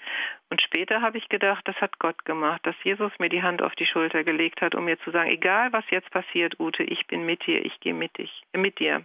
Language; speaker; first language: German; native; German